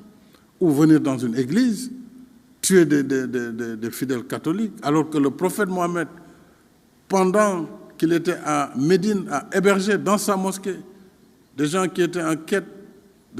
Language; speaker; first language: French; non-native, local second language; Fula